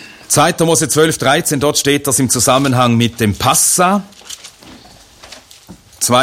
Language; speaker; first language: German; native; German